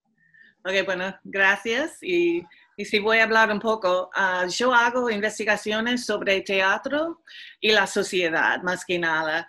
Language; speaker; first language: Spanish; non-native, fluent; English